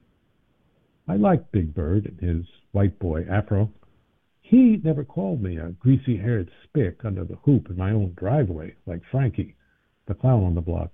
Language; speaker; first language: English; native; English